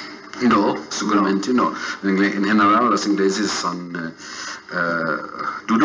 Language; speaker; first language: Spanish; non-native, fluent; English